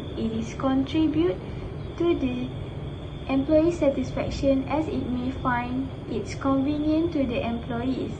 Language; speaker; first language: English; non-native, fluent; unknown